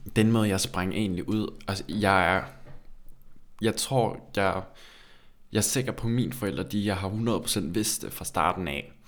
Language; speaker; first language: Danish; early bilingual, other home language; Turkish